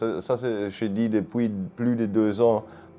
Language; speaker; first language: French; non-native, fluent; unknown